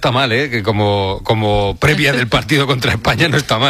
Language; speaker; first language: Spanish; native; Spanish